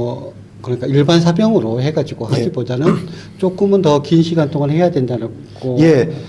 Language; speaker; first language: Korean; native; Korean